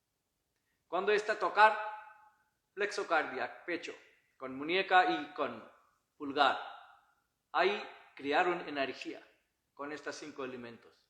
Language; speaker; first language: Spanish; non-native, learner; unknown